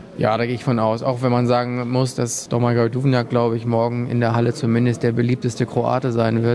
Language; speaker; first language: German; native; German